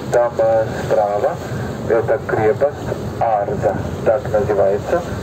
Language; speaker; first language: Russian; non-native, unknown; Serbian